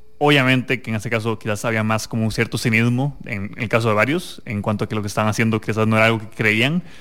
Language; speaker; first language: Spanish; native; Spanish